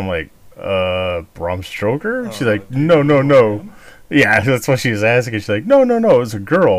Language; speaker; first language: English; native; English